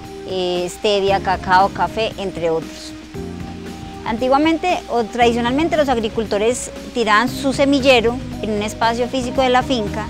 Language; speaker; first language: Spanish; native; Spanish